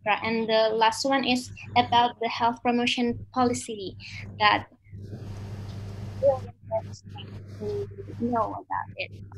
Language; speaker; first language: English; non-native, fluent; Indonesian